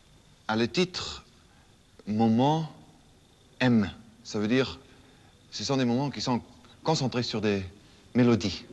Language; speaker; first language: French; non-native, fluent; German